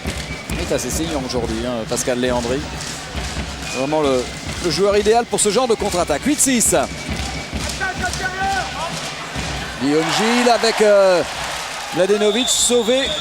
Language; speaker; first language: French; native; French